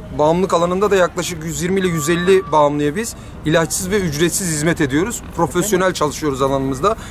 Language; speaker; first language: Turkish; native; Turkish